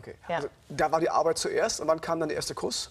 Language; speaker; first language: German; native; German